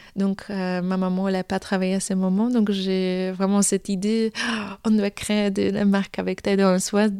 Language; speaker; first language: French; non-native, fluent; Polish